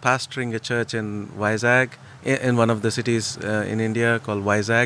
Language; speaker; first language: English; non-native, local second language; Telugu